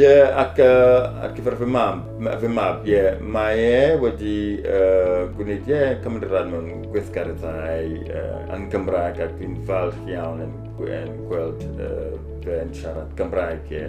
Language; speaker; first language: Welsh; non-native, learner; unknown